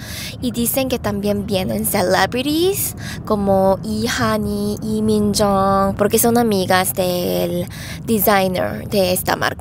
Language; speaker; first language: Spanish; non-native, fluent; Korean